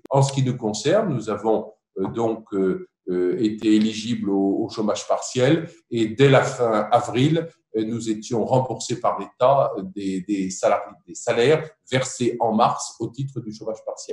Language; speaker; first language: French; native; French